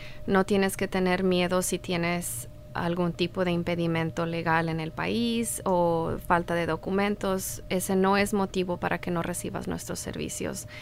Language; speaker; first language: Spanish; early bilingual, heritage; Spanish